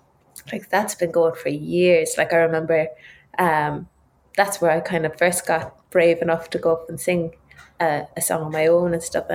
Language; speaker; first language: English; native; English